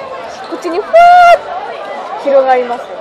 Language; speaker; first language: Japanese; native; Japanese